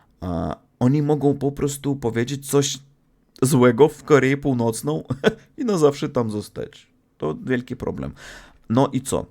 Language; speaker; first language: Polish; non-native, fluent; Russian